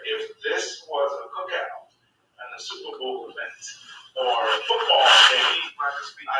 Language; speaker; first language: English; non-native, local second language; Yoruba